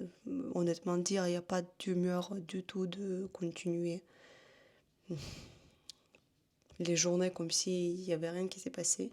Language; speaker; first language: French; non-native, fluent; Russian